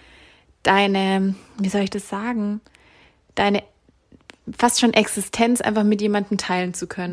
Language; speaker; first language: German; native; German